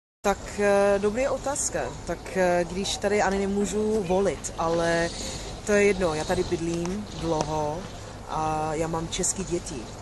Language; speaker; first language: Czech; non-native, learner; English